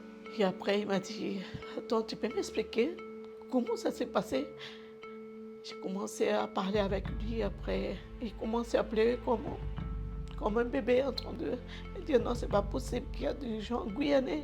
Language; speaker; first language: French; non-native, learner; Portuguese